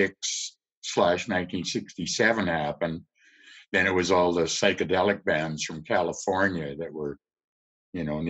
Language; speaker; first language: English; native; English